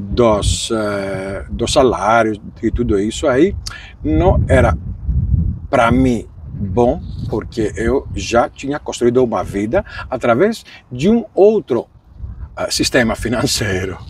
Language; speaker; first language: Portuguese; non-native, fluent; Greek